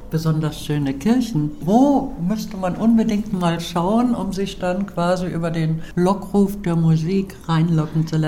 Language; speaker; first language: German; native; German